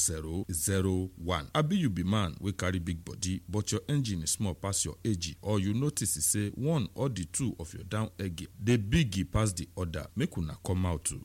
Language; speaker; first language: Nigerian Pidgin; non-native, local second language; Yoruba